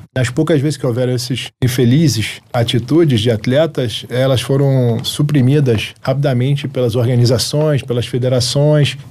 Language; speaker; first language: Portuguese; early bilingual, other home language; Arabic